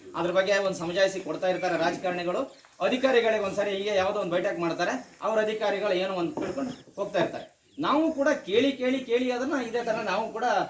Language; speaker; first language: Kannada; native; Kannada